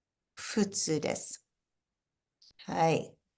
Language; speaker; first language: Japanese; non-native, fluent; English